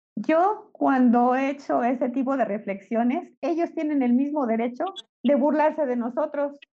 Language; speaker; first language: Spanish; native; Spanish